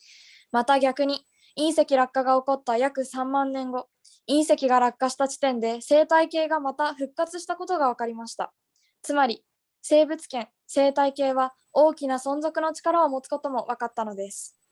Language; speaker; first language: Japanese; native; Japanese